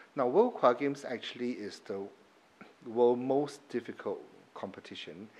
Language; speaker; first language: English; non-native, local second language; Chinese